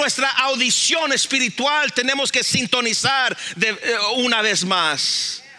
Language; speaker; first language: Spanish; early bilingual, heritage; Spanish